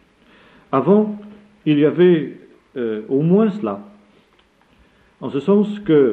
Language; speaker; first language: French; native; French